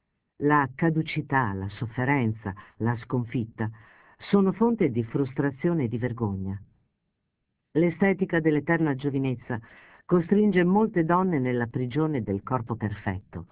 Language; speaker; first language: Italian; native; Italian